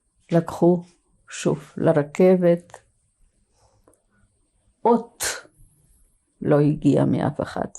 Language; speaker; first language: Hebrew; non-native, fluent; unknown